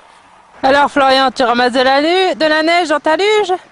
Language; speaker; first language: French; native; French